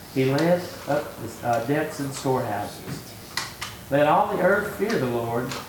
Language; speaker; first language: English; native; English